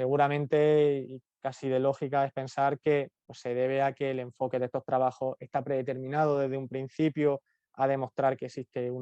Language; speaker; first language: Spanish; native; Spanish